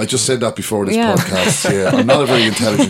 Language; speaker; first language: English; native; English